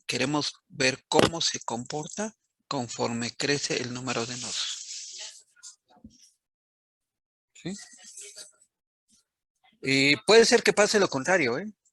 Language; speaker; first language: Spanish; native; Spanish